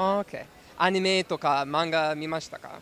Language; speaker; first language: Japanese; non-native, learner; English